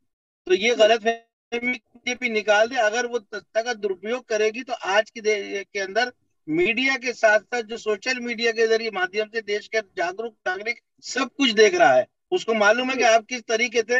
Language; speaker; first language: Hindi; native; Hindi